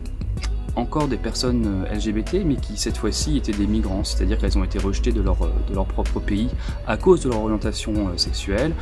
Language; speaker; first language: French; native; French